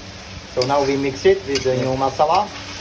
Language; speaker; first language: English; non-native, fluent; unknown